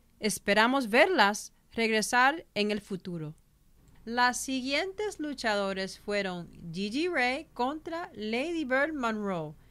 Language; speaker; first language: Spanish; early bilingual, heritage; Spanish